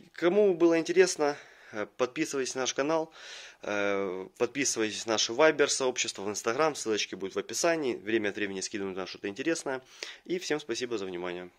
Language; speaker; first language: Russian; native; Russian